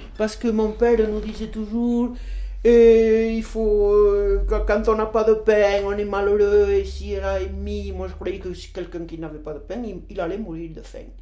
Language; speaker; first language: French; non-native, local second language; Occitan